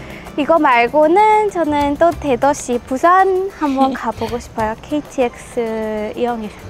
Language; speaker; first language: Korean; non-native, fluent; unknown